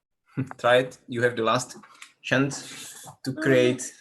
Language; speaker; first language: English; non-native, learner; Czech